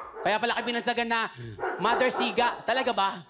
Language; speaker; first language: Filipino; native; Filipino